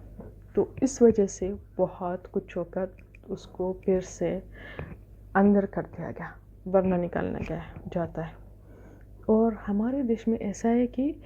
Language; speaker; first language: Hindi; non-native, fluent; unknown